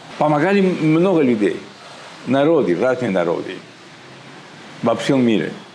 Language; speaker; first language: Russian; non-native, learner; Spanish